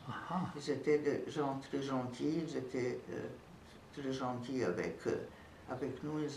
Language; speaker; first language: French; non-native, fluent; Serbian